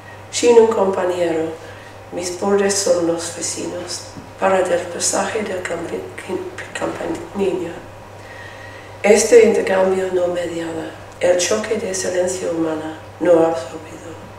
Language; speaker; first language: Spanish; non-native, learner; English